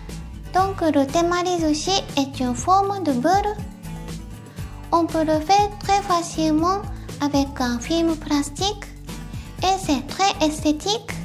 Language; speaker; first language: French; non-native, fluent; Japanese